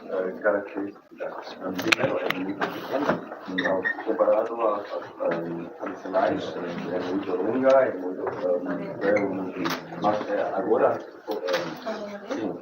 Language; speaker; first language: Spanish; non-native, learner; Chinese